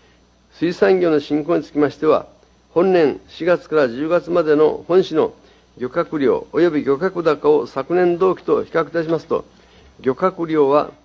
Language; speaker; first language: Japanese; native; Japanese